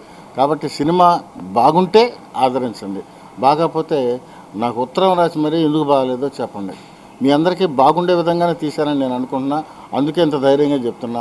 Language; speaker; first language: Telugu; native; Telugu